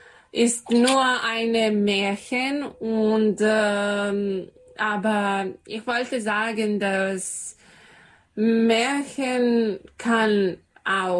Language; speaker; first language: German; non-native, learner; Serbian